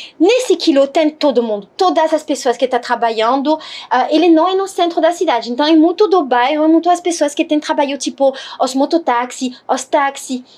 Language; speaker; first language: Portuguese; non-native, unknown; French